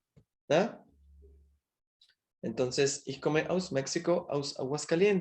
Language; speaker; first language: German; non-native, fluent; Spanish